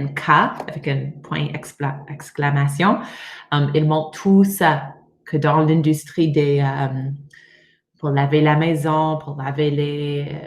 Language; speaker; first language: French; non-native, learner; English